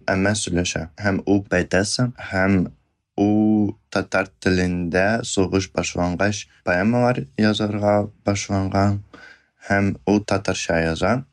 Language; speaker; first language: Tatar; non-native, fluent; Russian